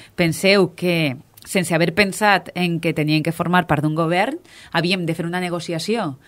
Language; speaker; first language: Catalan; native; Catalan